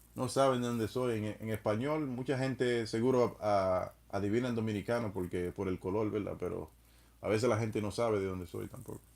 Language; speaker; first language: Spanish; non-native, fluent; English